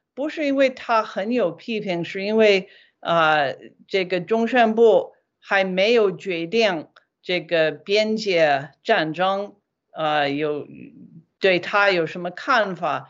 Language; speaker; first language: Chinese; non-native, fluent; English